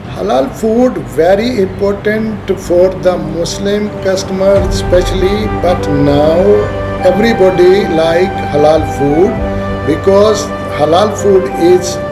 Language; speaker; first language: English; non-native, fluent; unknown